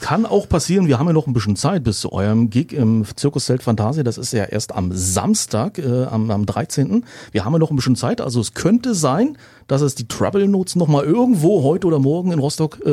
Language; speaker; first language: German; native; German